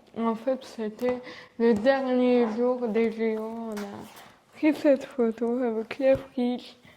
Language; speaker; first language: French; early bilingual, other home language; Arabic